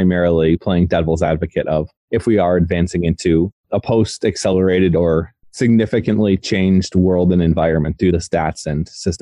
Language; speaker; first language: English; native; English